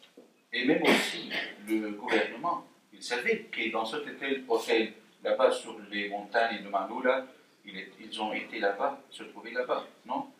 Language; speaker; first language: French; non-native, fluent; Arabic